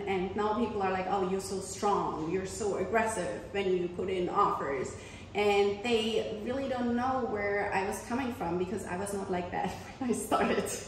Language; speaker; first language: English; non-native, fluent; German